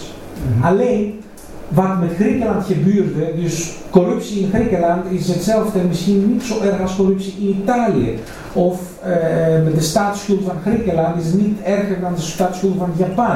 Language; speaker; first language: Dutch; non-native, fluent; Greek